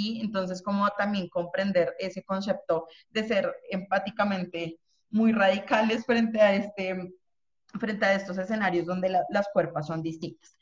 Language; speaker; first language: Spanish; native; Spanish